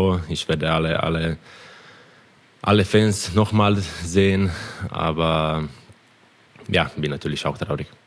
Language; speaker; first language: German; non-native, fluent; Croatian